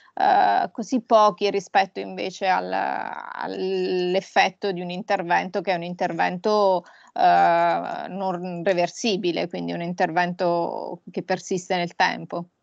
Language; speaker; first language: Italian; native; Italian